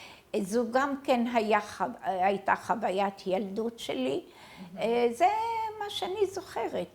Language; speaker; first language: Hebrew; early bilingual, other home language; Arabic